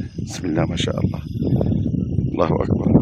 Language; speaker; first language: Arabic; native; Arabic